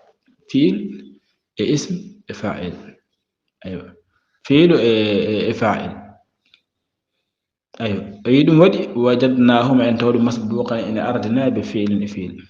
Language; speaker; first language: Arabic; non-native, fluent; Fula